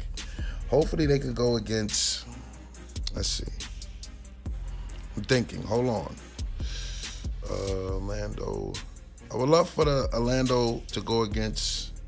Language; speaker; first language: English; native; English